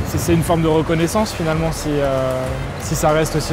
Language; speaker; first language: French; native; French